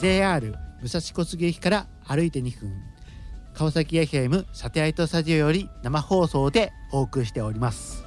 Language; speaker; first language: Japanese; native; Japanese